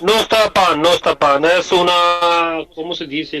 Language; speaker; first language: Spanish; non-native, learner; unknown